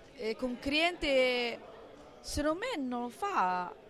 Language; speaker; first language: Italian; non-native, learner; Chinese